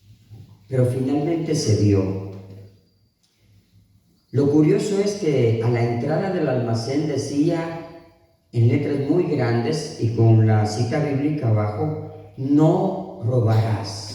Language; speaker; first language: Spanish; native; Spanish